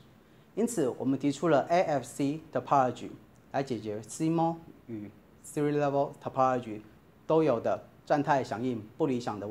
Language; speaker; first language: Chinese; native; Chinese